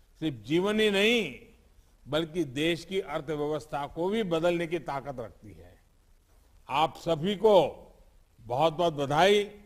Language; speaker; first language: Hindi; non-native, local second language; Gujarati